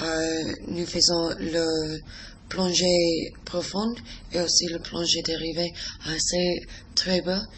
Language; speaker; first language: French; non-native, learner; English